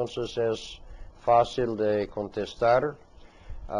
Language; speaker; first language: Spanish; non-native, fluent; English